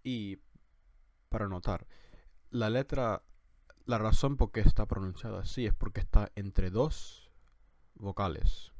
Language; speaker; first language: Spanish; non-native, fluent; English